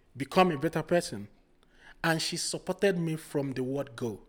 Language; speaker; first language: English; non-native, local second language; Igbo